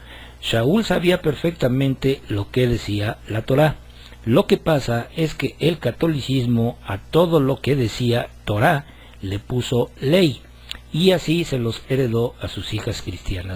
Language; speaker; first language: Spanish; native; Spanish